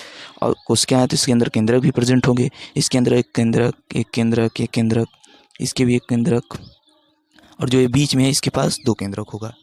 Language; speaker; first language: Hindi; native; Hindi